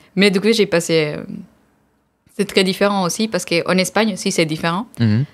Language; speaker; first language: French; non-native, fluent; Spanish